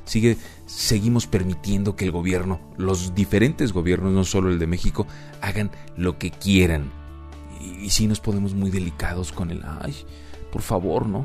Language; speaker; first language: Spanish; native; Spanish